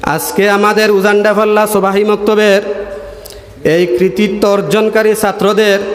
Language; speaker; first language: Bangla; native; Bangla